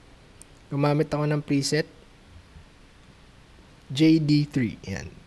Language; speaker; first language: Filipino; native; Filipino